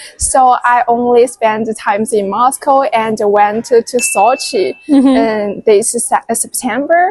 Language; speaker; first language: English; non-native, fluent; Chinese